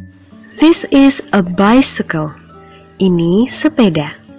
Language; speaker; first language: English; non-native, fluent; Indonesian